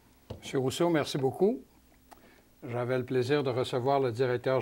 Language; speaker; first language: French; native; French